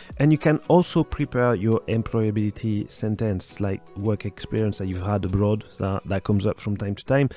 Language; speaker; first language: English; native; English